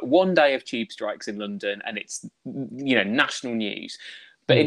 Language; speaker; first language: English; native; English